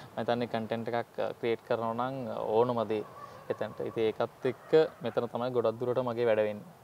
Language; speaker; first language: Sinhala; native; Sinhala